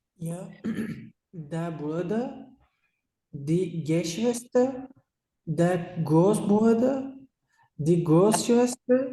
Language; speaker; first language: German; non-native, learner; Turkish